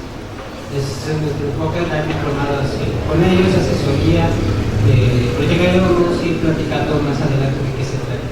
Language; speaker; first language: Spanish; non-native, local second language; Tzotzil